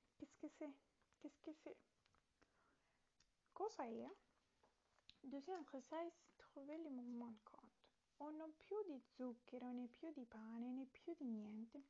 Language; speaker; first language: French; non-native, learner; Italian